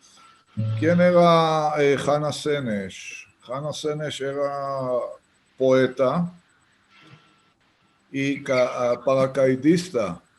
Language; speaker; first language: Spanish; non-native, fluent; Hebrew